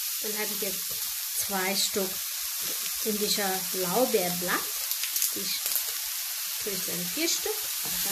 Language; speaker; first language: German; non-native, learner; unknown